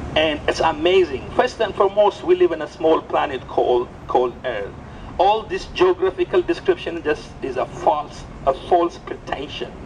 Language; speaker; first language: English; non-native, fluent; Amharic